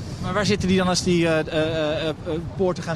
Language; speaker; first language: Dutch; native; Dutch